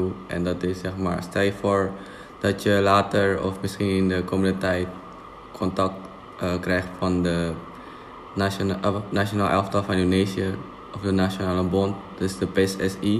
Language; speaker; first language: Dutch; non-native, fluent; Indonesian